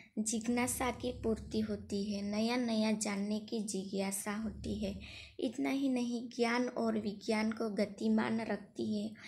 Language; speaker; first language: Hindi; non-native, local second language; Gujarati